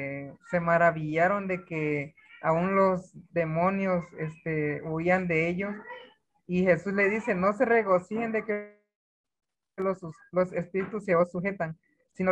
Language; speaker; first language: Spanish; native; Spanish